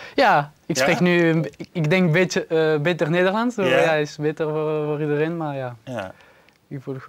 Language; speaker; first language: Dutch; non-native, learner; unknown